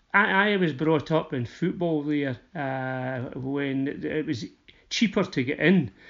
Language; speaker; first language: English; native; English